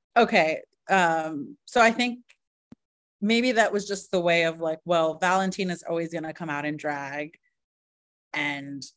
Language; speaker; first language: English; early bilingual, other home language; Spanish